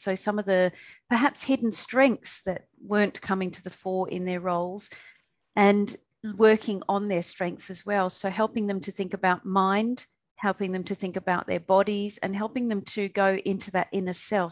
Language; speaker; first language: English; native; English